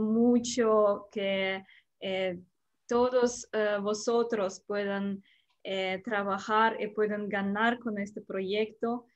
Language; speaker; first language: Spanish; non-native, learner; Russian